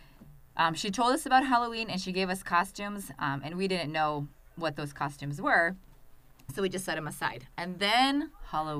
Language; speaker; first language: English; non-native, fluent; Russian